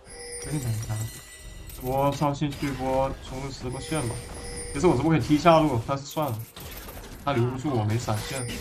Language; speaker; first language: Chinese; native; Chinese